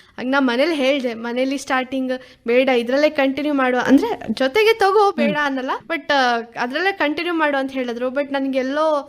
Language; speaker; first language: Kannada; native; Kannada